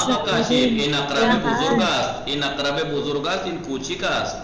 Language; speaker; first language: Persian; non-native, fluent; Urdu